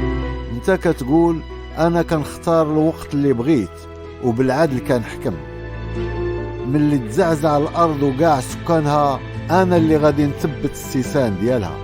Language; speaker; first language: Arabic; native; Arabic